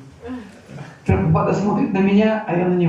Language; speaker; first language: Russian; native; Russian